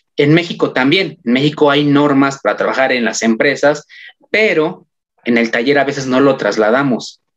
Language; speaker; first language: Spanish; native; Spanish